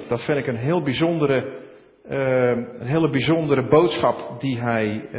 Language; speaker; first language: Dutch; native; Dutch